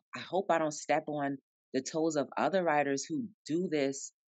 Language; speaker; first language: English; native; English